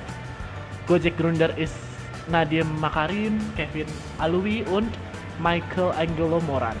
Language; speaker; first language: German; non-native, learner; Indonesian